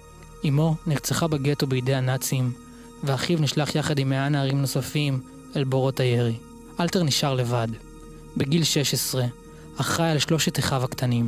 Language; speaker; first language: Hebrew; native; Hebrew